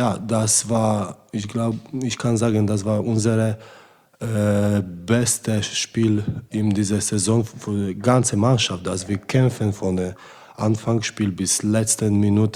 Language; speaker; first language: German; non-native, learner; Polish